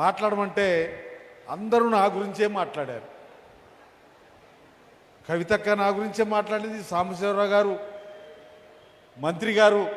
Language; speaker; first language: Telugu; native; Telugu